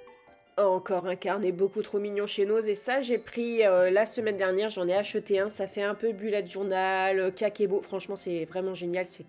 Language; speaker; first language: French; native; French